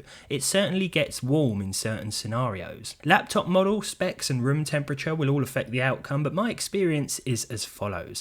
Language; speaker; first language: English; native; English